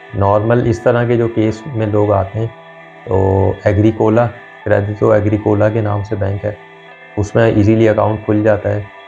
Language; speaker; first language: Urdu; non-native, local second language; Punjabi